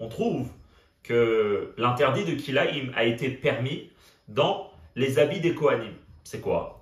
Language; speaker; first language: French; native; French